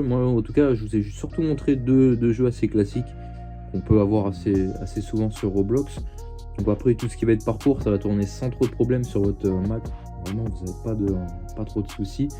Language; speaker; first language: French; native; French